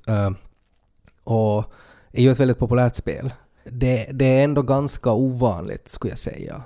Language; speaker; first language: Swedish; native; Swedish